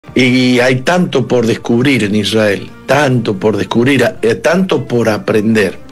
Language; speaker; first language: Spanish; native; Spanish